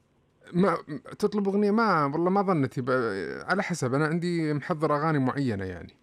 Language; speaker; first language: Arabic; native; Arabic